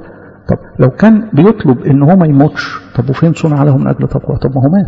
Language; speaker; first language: Arabic; native; Arabic